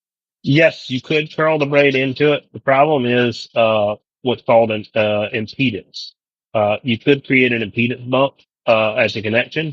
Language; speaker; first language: English; native; English